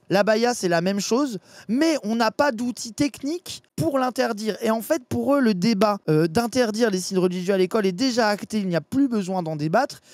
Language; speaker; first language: French; native; French